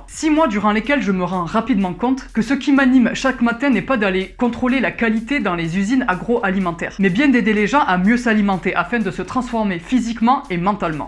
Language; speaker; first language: French; native; French